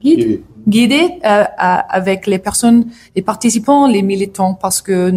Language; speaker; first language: French; non-native, learner; English